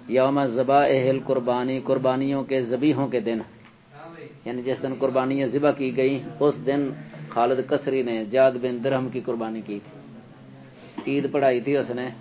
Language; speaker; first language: Urdu; non-native, local second language; Punjabi